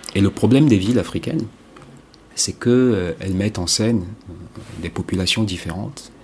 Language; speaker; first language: French; non-native, local second language; Ewe